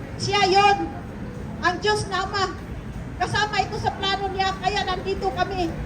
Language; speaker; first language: Filipino; non-native, local second language; Cebuano